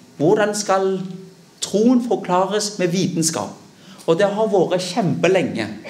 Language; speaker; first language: Norwegian; early bilingual, other home language; Vietnamese